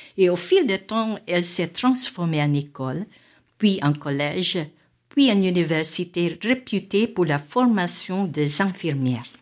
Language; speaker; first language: French; non-native, fluent; Filipino